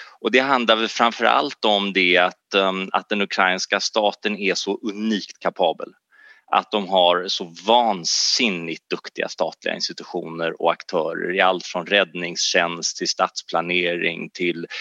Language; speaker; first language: Swedish; native; Swedish